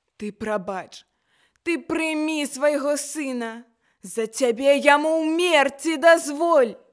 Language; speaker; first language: Belarusian; native; Belarusian